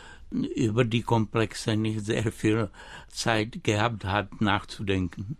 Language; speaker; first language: German; non-native, fluent; Czech